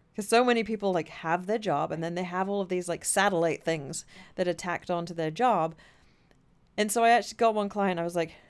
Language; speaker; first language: English; native; English